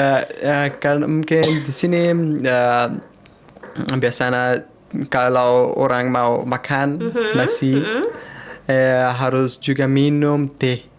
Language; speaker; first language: Indonesian; non-native, learner; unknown